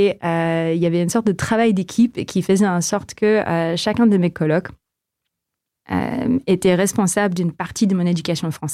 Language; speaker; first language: French; non-native, fluent; Filipino